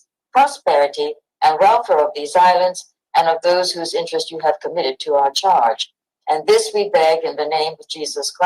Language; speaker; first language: English; native; English